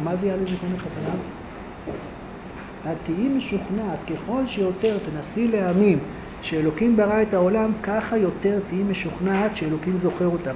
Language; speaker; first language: Hebrew; native; Hebrew